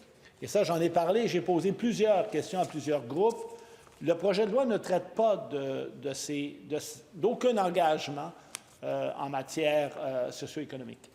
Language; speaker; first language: French; native; French